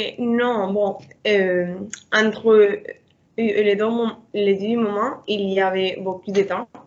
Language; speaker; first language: French; non-native, learner; Spanish